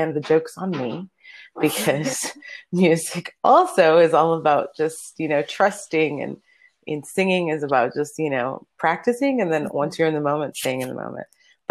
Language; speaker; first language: English; early bilingual, other home language; Spanish